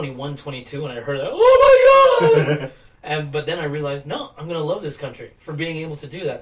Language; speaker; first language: English; native; English